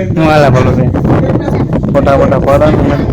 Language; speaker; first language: Hindi; non-native, local second language; Gujarati